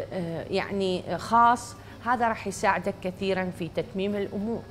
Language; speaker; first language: Arabic; native; Arabic